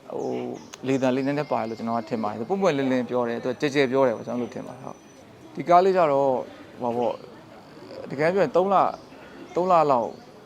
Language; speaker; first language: Burmese; non-native, local second language; Shan